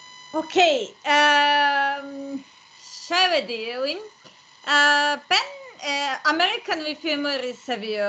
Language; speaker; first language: Turkish; non-native, learner; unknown